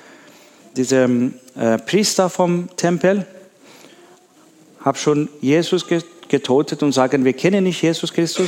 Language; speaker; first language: German; non-native, learner; Persian